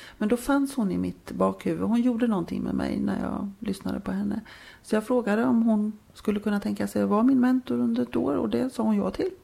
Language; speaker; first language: Swedish; native; Swedish